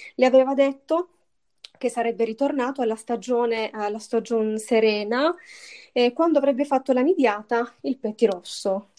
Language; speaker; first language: Italian; native; Italian